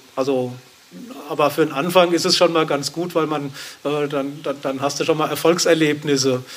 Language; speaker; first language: German; native; German